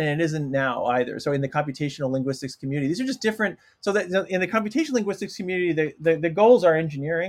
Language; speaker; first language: English; native; English